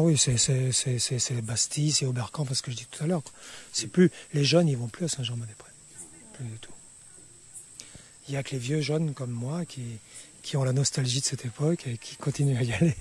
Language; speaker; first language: French; native; French